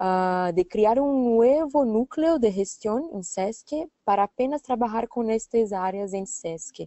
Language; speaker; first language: Spanish; non-native, learner; Portuguese